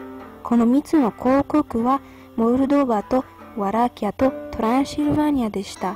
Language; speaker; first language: Japanese; non-native, learner; Romanian